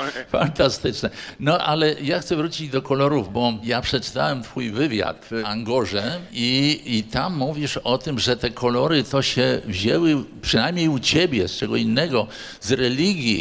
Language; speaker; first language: Polish; native; Polish